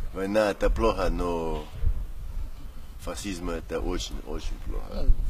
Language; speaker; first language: Russian; non-native, learner; English